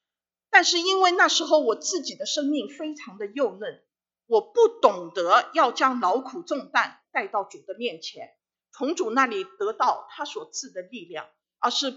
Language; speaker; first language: Chinese; native; Chinese